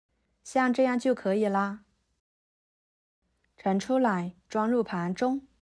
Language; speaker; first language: Chinese; native; Chinese